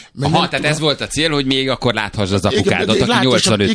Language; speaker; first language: Hungarian; native; Hungarian